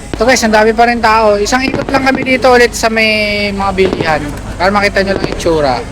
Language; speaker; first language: Filipino; native; Filipino